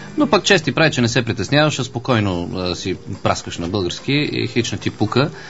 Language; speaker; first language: Bulgarian; native; Bulgarian